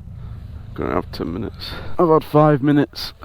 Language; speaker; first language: English; native; English